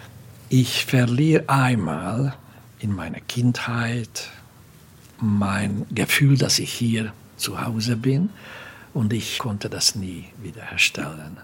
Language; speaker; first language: German; non-native, fluent; Hungarian